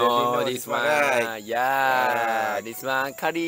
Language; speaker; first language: English; non-native, learner; Japanese